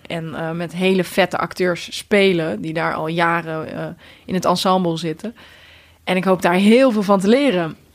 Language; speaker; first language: Dutch; native; Dutch